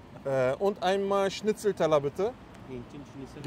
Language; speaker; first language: German; early bilingual, other home language; Turkish